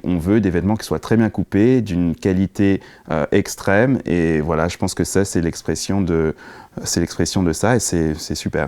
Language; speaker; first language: French; native; French